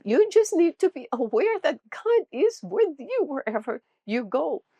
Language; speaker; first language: English; non-native, local second language; Filipino